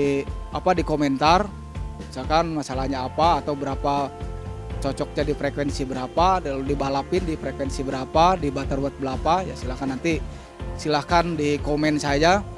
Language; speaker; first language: Indonesian; native; Indonesian